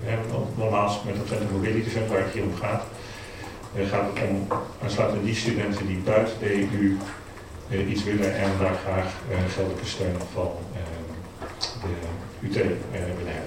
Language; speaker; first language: Dutch; native; Dutch